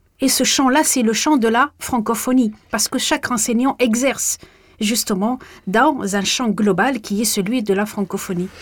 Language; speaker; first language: French; non-native, local second language; Arabic